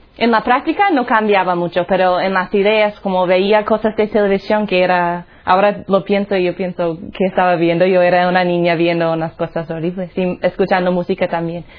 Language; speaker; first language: Spanish; non-native, fluent; English